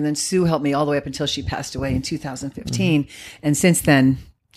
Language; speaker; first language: English; native; English